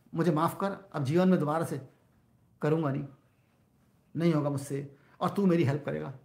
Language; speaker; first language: Hindi; native; Hindi